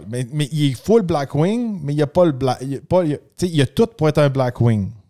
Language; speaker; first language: French; native; French